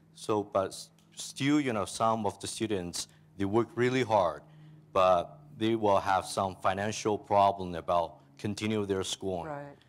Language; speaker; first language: English; non-native, fluent; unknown